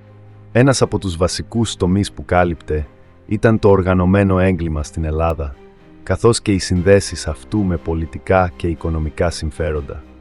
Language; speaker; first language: Greek; native; Greek